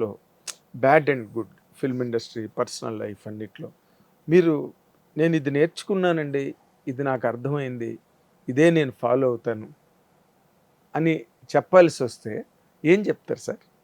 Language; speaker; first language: Telugu; native; Telugu